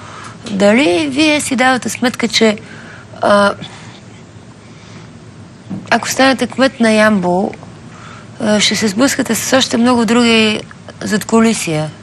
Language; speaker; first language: Bulgarian; native; Bulgarian